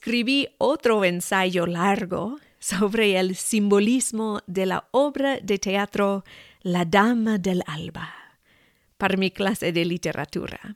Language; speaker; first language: Spanish; non-native, fluent; English